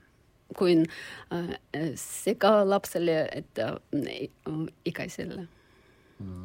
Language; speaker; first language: Finnish; non-native, learner; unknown